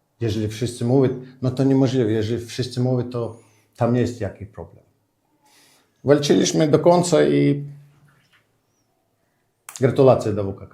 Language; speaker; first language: Polish; non-native, learner; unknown